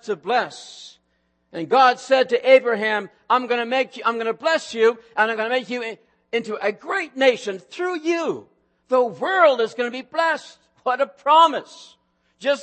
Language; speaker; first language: English; native; English